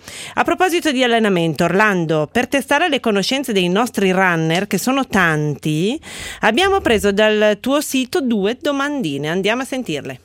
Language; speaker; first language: Italian; native; Italian